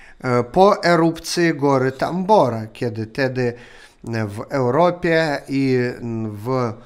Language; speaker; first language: Polish; non-native, learner; Russian